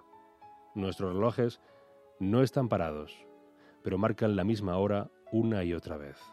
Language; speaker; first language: Spanish; native; Spanish